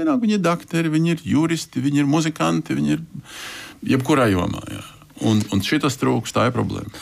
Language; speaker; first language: Latvian; native; Latvian